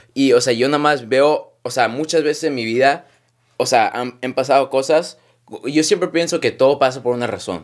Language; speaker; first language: Spanish; early bilingual, heritage; Spanish